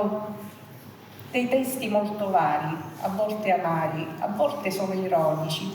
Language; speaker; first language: Italian; native; Italian